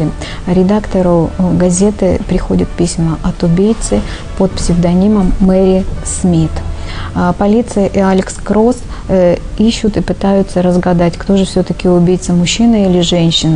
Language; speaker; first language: Russian; native; Russian